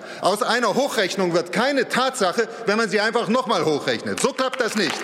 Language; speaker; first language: German; native; German